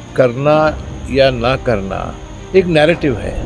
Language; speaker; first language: Hindi; native; Hindi